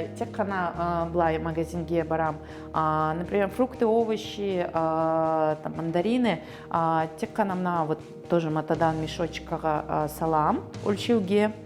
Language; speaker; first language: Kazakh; early bilingual, heritage; Kazakh